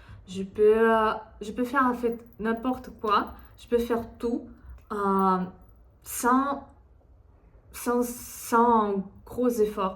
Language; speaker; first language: French; non-native, fluent; Russian